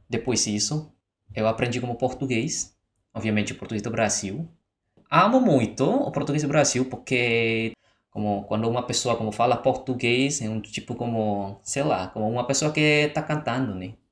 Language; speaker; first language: Portuguese; non-native, fluent; Indonesian